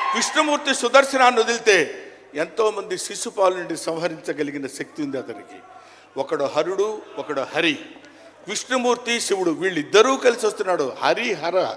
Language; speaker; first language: Telugu; native; Telugu